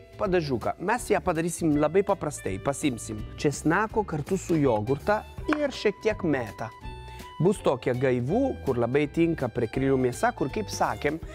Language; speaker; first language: Lithuanian; non-native, fluent; Italian